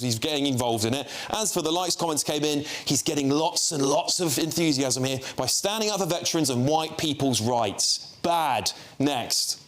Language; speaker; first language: English; native; English